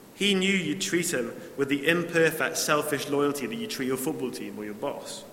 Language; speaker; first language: English; native; English